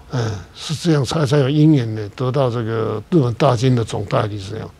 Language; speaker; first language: Chinese; native; Chinese